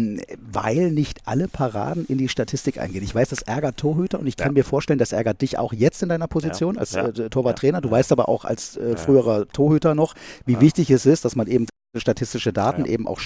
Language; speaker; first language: German; native; German